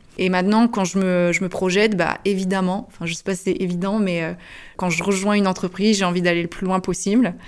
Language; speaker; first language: French; early bilingual, heritage; French